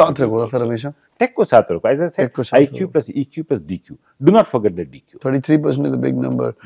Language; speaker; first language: English; non-native, local second language; Punjabi